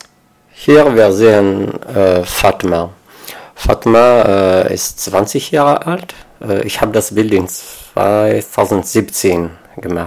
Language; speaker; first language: German; non-native, fluent; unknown